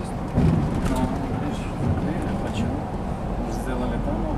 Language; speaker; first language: Russian; native; Russian